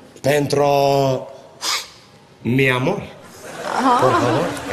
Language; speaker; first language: Spanish; non-native, learner; Romanian